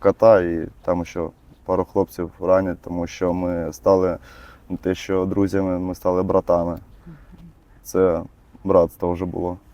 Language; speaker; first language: Ukrainian; non-native, local second language; Russian